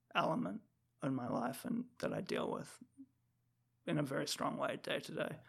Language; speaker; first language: English; native; English